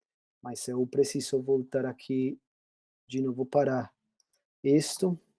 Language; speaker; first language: Portuguese; non-native, fluent; Spanish